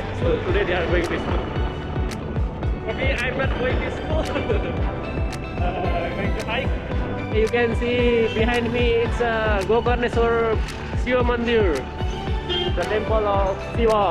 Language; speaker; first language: English; non-native, fluent; Nepali